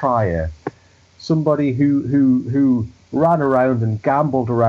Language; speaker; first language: English; native; English